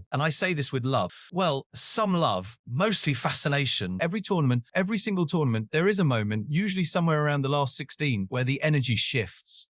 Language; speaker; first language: English; native; English